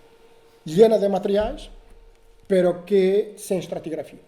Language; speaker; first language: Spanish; non-native, learner; Portuguese